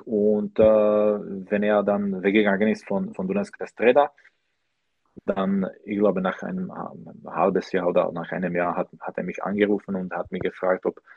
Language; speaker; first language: German; non-native, learner; Slovak